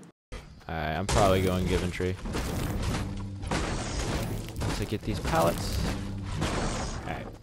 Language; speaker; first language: English; native; English